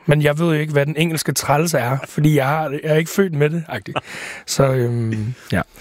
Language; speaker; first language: Danish; native; Danish